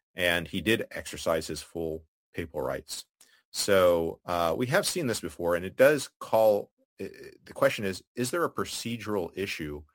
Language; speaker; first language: English; native; English